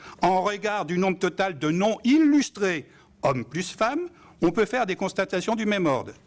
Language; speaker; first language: French; native; French